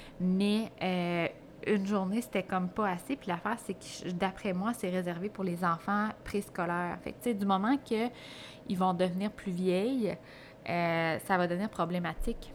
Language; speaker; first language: French; native; French